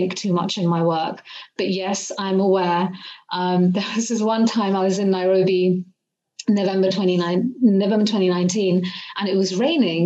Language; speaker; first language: English; native; English